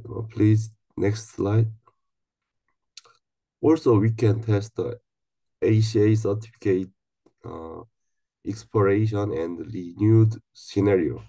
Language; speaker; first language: English; non-native, learner; Korean